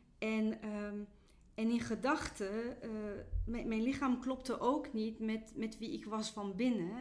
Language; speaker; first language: Dutch; non-native, fluent; French